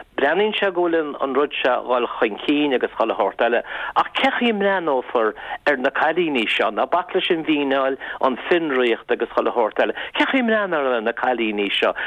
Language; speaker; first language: Irish; native; Irish